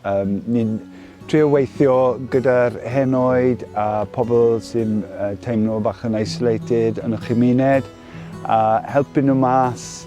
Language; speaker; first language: Welsh; non-native, local second language; English